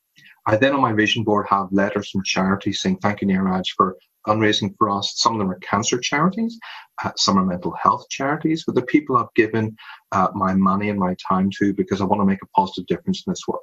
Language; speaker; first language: English; native; English